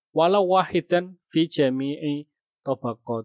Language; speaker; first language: Arabic; non-native, fluent; Indonesian